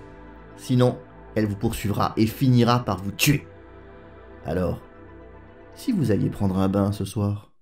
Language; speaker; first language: French; native; French